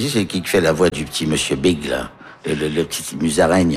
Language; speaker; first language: French; early bilingual, other home language; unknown